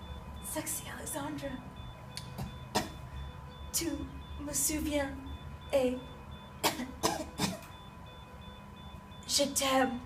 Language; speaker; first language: French; non-native, learner; English